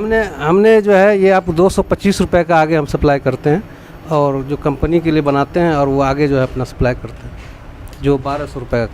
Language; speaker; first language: Hindi; native; Hindi